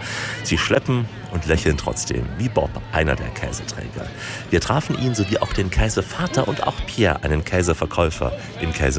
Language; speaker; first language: German; native; German